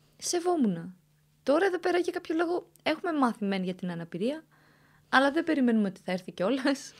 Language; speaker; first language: Greek; early bilingual, other home language; Romanian